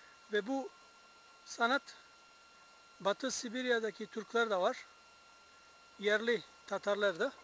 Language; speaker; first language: Turkish; non-native, fluent; English